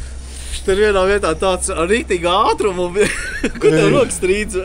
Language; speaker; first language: Latvian; native; Latvian